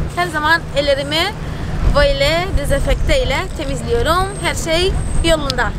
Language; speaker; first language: Turkish; non-native, fluent; Portuguese